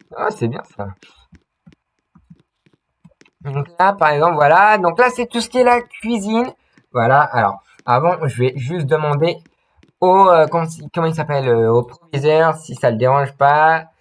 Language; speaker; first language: French; native; French